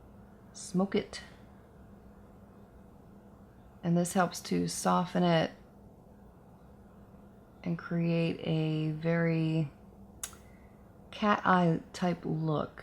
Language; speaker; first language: English; native; English